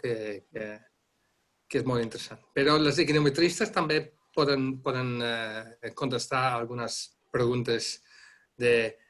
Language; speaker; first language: Catalan; non-native, fluent; Dutch